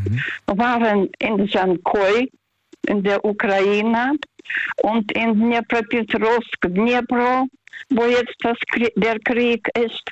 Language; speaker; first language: German; non-native, fluent; Russian